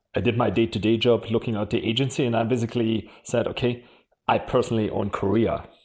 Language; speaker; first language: English; non-native, fluent; German